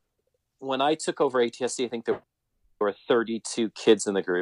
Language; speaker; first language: English; native; English